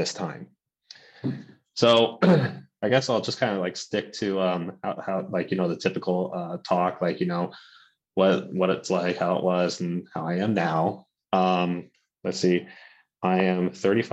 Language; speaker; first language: English; native; English